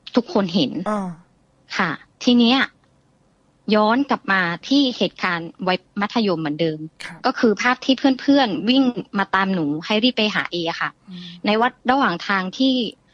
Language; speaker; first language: Thai; native; Thai